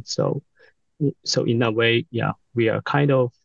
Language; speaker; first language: English; non-native, fluent; Japanese